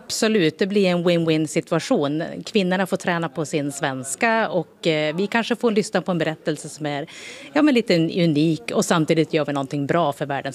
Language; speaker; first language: Swedish; native; Swedish